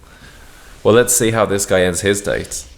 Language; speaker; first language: English; native; English